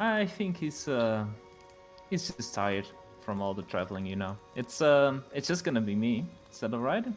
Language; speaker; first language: English; native; English